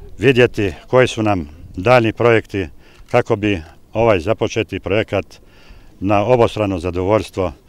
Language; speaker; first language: Bosnian; non-native, local second language; Albanian